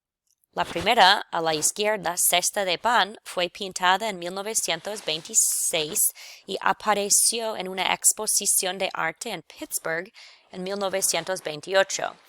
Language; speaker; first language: Spanish; non-native, fluent; English